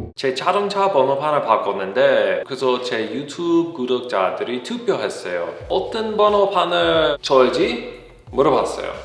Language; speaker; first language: Korean; non-native, fluent; English